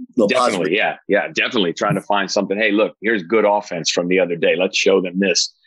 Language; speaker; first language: English; native; English